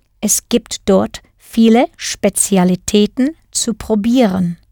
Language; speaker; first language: German; non-native, fluent; English